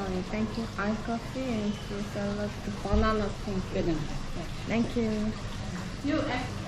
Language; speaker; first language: English; non-native, learner; Korean